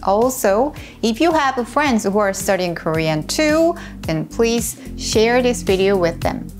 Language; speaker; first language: English; non-native, fluent; Korean